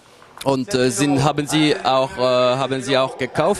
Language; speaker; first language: German; non-native, learner; French